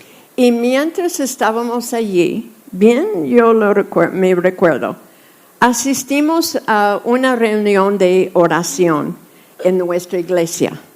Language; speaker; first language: Spanish; non-native, fluent; English